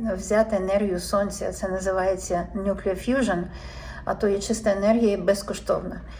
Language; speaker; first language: Ukrainian; native; Ukrainian